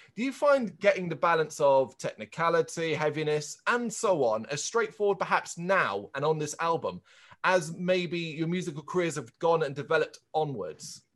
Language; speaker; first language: English; native; English